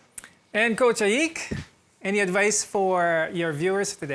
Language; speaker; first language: English; non-native, local second language; Filipino